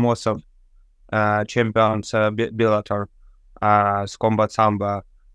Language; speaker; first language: English; non-native, learner; Ukrainian